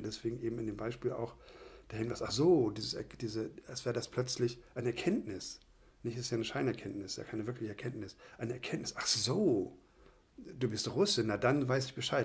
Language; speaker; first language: German; native; German